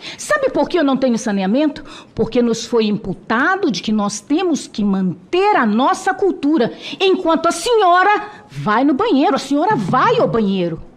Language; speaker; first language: Portuguese; non-native, local second language; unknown